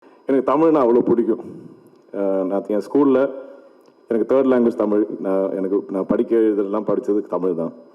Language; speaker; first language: Tamil; non-native, local second language; Malayalam